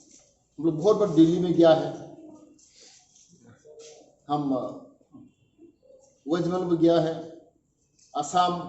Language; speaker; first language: Hindi; non-native, local second language; Kok Borok